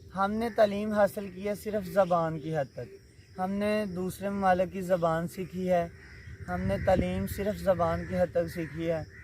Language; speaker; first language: Urdu; non-native, local second language; Punjabi